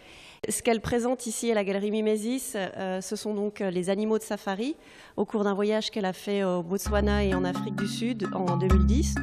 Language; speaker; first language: French; native; French